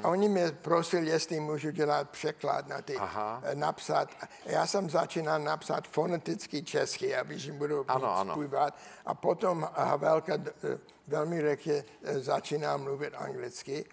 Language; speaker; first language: Czech; non-native, learner; English